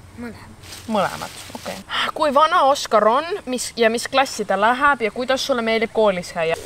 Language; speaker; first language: Estonian; native; Estonian